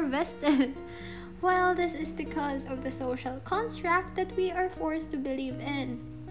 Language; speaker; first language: English; non-native, local second language; Filipino